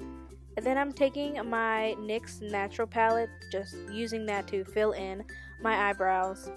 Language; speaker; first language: English; native; English